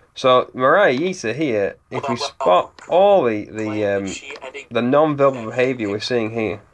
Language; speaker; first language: English; native; English